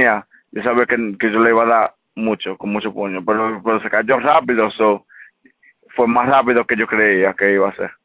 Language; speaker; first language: Spanish; early bilingual, heritage; English